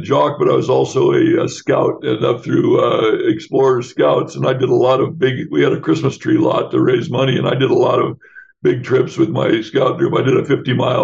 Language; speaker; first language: English; native; English